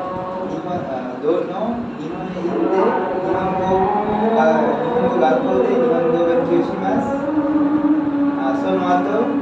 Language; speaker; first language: Japanese; non-native, learner; Bangla